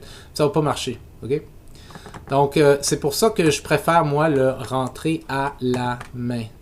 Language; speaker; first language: French; native; French